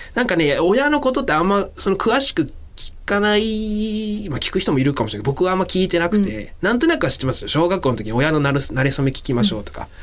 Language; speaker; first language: Japanese; native; Japanese